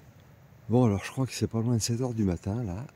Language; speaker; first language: French; native; French